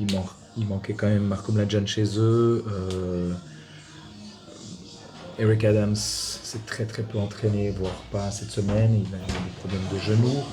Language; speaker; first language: French; native; French